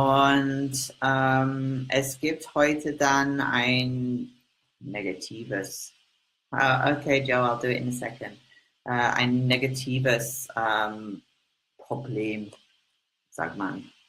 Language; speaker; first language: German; non-native, learner; English